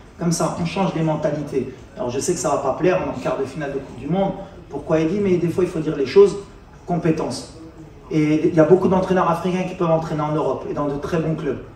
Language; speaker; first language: French; native; French